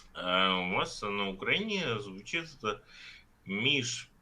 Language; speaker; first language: Russian; native; Russian